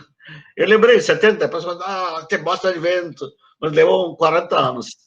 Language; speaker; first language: Portuguese; non-native, fluent; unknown